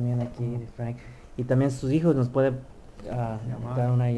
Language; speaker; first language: Spanish; early bilingual, heritage; Spanish